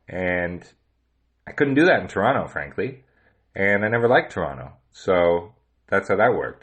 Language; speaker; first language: English; native; English